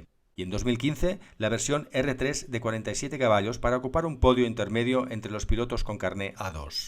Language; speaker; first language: Spanish; native; Spanish